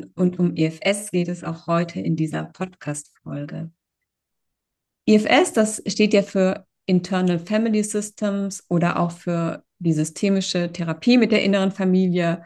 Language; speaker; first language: German; native; German